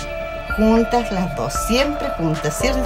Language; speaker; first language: Spanish; native; Spanish